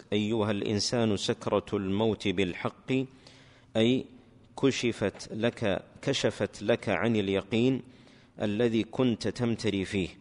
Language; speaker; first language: Arabic; native; Arabic